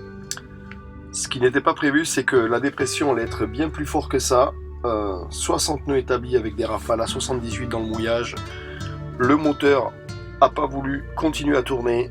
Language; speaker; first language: French; native; French